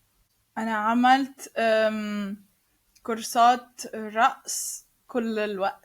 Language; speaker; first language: Arabic; non-native, learner; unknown